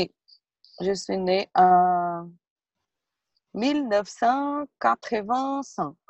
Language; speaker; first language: French; non-native, learner; Portuguese